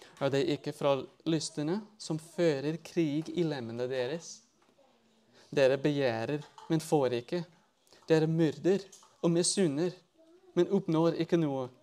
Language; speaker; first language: Norwegian; non-native, fluent; English